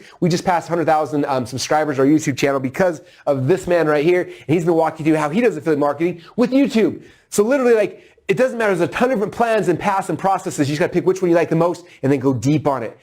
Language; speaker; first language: English; native; English